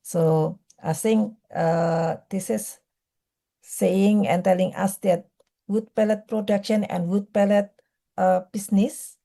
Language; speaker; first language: English; non-native, fluent; Indonesian